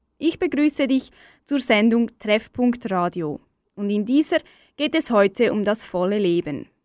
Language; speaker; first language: German; native; German